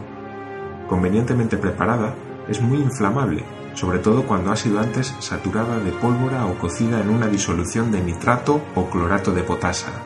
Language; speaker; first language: Spanish; native; Spanish